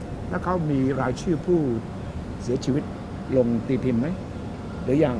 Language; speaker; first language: Thai; native; Thai